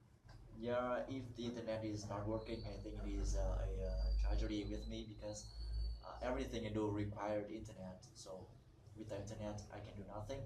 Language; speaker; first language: English; non-native, learner; Vietnamese